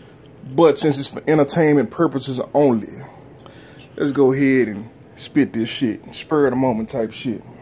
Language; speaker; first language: English; native; English